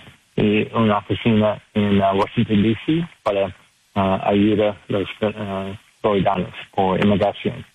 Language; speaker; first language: Spanish; non-native, learner; English